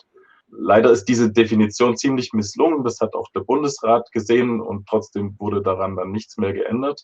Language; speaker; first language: German; native; German